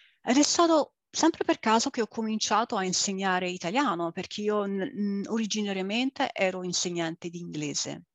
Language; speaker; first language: Italian; early bilingual, other home language; English